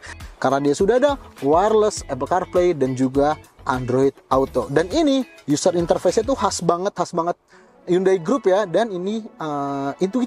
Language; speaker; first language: Indonesian; native; Indonesian